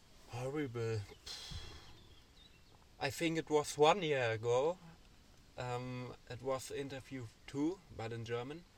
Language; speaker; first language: English; non-native, learner; German